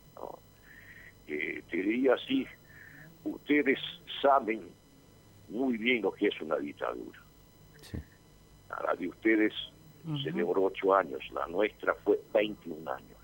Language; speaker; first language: Spanish; non-native, fluent; Portuguese